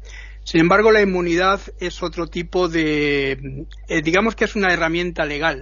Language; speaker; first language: Spanish; native; Spanish